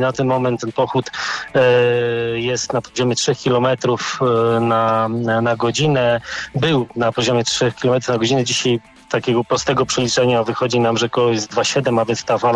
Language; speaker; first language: Polish; native; Polish